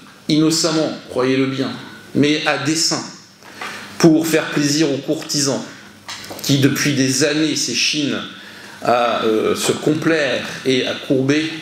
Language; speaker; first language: French; native; French